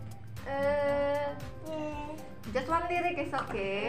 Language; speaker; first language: English; non-native, fluent; Indonesian